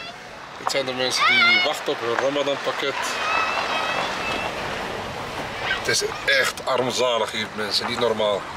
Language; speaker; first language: Dutch; early bilingual, other home language; Arabic